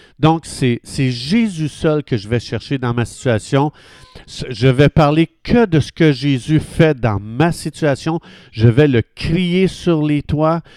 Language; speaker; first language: French; native; French